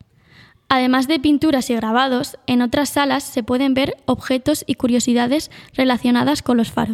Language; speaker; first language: Spanish; native; Spanish